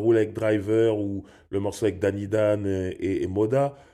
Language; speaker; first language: French; native; French